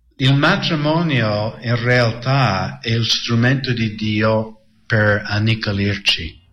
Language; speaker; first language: Italian; non-native, fluent; English